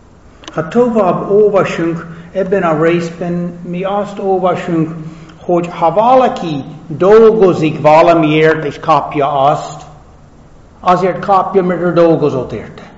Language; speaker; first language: Hungarian; non-native, fluent; English